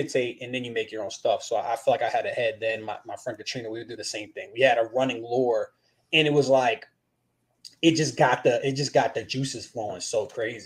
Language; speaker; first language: English; native; English